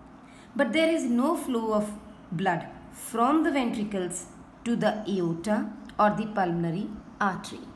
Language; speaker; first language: English; non-native, local second language; Hindi